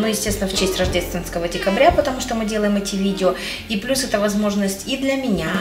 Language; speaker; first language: Russian; native; Russian